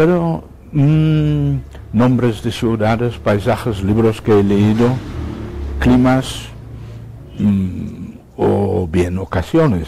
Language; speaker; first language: Spanish; non-native, fluent; Dutch